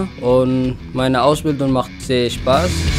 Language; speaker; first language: German; non-native, learner; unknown